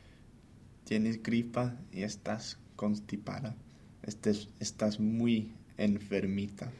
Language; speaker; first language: Spanish; non-native, fluent; English